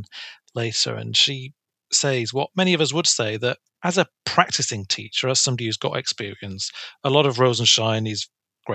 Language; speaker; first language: English; native; English